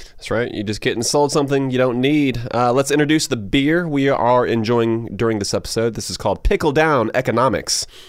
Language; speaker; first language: English; native; English